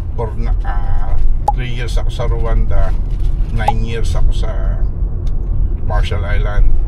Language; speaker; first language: Filipino; native; Filipino